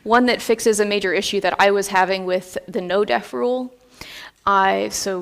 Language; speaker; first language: English; native; English